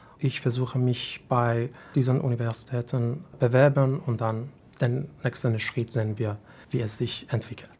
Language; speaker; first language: German; non-native, fluent; Persian